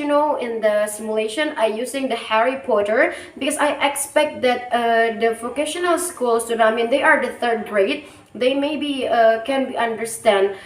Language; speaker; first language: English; non-native, learner; Indonesian